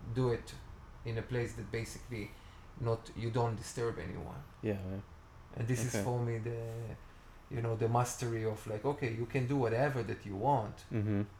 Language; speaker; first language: English; non-native, fluent; Hebrew